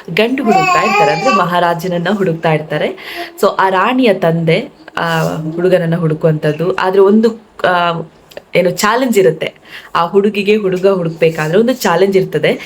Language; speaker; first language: Kannada; native; Kannada